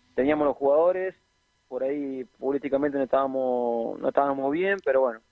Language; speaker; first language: Spanish; native; Spanish